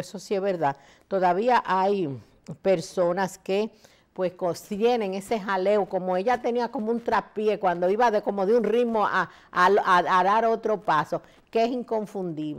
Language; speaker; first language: Spanish; native; Spanish